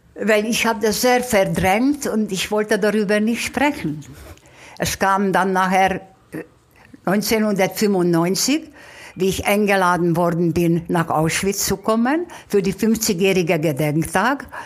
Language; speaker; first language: German; non-native, fluent; Hungarian